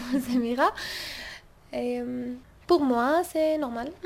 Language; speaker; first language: French; non-native, learner; Arabic